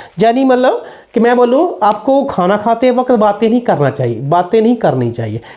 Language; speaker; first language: Hindi; native; Hindi